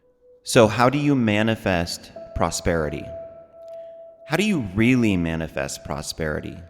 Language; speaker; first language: English; native; English